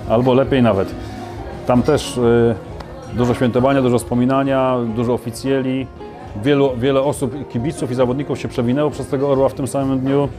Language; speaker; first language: Polish; native; Polish